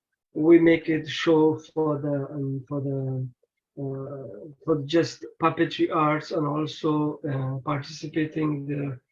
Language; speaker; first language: English; non-native, learner; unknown